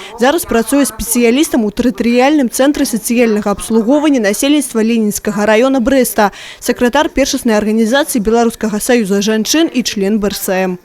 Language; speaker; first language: Belarusian; native; Belarusian